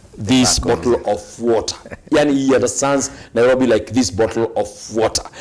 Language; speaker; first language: English; non-native, local second language; Swahili